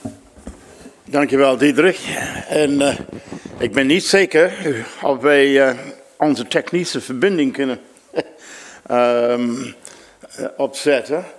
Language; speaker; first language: Dutch; non-native, fluent; English